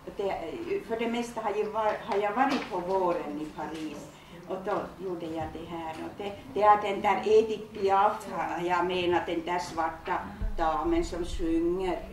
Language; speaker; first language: Swedish; early bilingual, heritage; Finnish